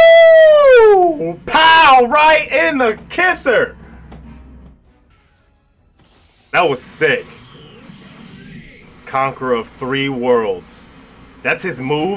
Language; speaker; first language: English; native; English